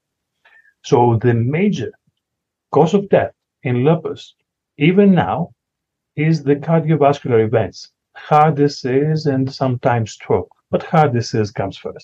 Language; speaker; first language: English; non-native, fluent; Greek